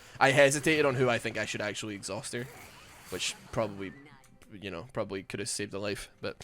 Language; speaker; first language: English; native; English